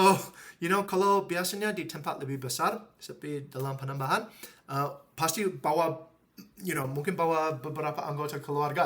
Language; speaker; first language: Indonesian; non-native, fluent; English